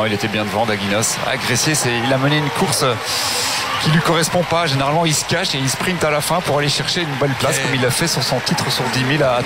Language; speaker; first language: French; native; French